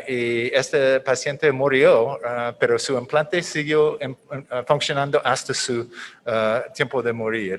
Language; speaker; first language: Spanish; non-native, fluent; English